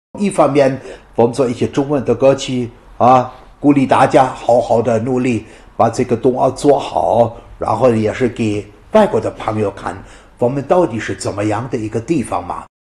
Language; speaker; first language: Chinese; non-native, fluent; German